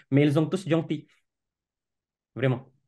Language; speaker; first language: French; non-native, fluent; Indonesian